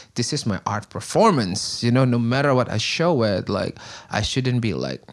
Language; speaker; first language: English; non-native, fluent; Indonesian